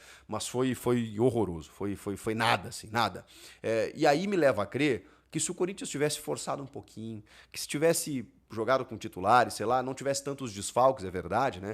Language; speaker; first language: Portuguese; native; Portuguese